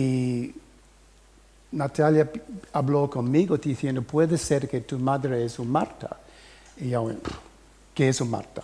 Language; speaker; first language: Spanish; early bilingual, heritage; English